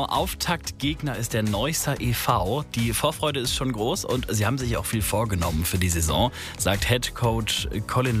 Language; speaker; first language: German; native; German